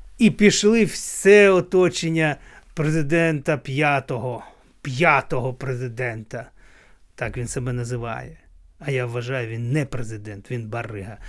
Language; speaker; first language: Ukrainian; non-native, local second language; Russian